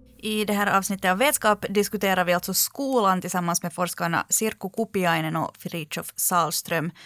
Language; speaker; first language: Swedish; native; Swedish